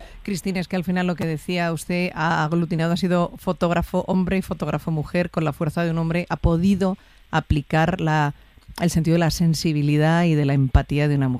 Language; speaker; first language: Spanish; native; Spanish